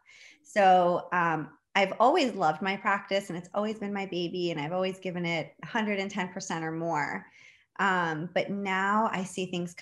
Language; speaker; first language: English; native; English